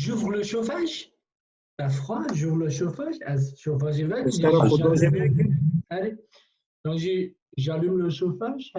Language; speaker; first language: French; non-native, fluent; Kurdish